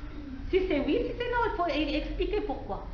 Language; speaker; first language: French; non-native, local second language; Arabic